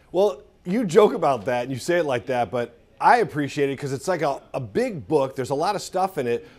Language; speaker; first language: English; native; English